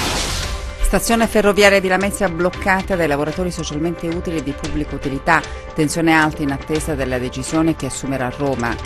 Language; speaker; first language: Italian; native; Italian